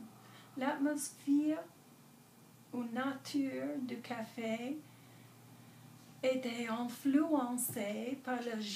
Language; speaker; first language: French; non-native, learner; English